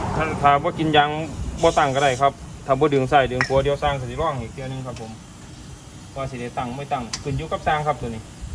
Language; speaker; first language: Thai; native; Thai